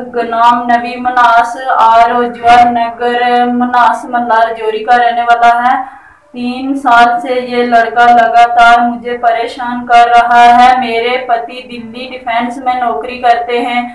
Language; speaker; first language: Hindi; native; Hindi